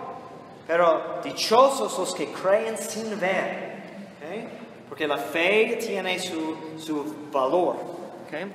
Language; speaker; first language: Spanish; non-native, fluent; English